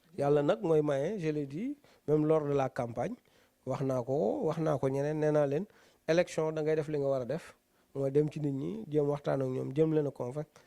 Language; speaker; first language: Wolof; native; Wolof